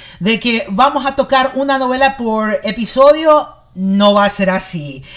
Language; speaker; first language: Spanish; early bilingual, heritage; English